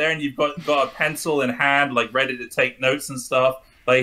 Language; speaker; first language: English; native; English